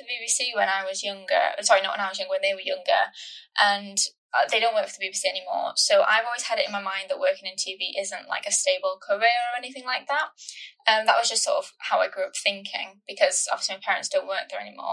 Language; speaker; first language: English; native; English